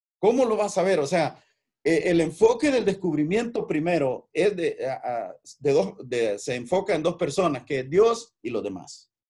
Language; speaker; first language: Spanish; native; Spanish